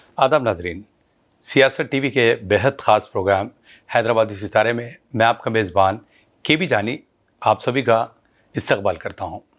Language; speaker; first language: Hindi; non-native, local second language; Urdu